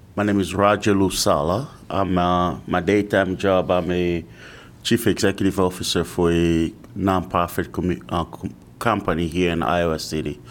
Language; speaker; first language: English; non-native, fluent; French